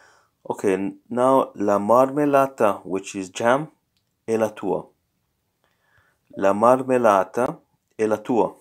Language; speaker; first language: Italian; non-native, learner; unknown